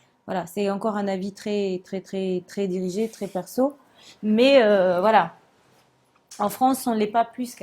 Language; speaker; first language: French; non-native, local second language; Comorian